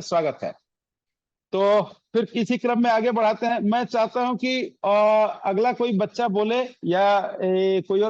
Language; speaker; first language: Hindi; native; Hindi